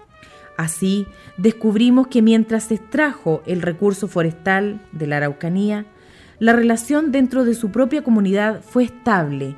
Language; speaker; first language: Spanish; native; Spanish